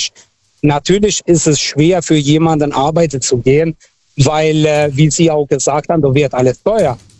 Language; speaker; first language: German; non-native, local second language; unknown